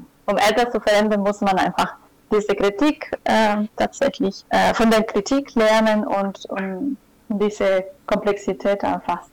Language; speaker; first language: German; non-native, fluent; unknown